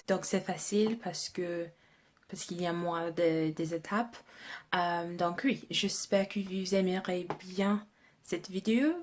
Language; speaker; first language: French; non-native, fluent; English